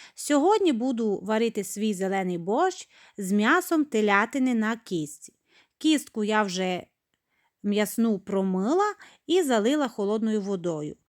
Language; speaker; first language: Ukrainian; native; Ukrainian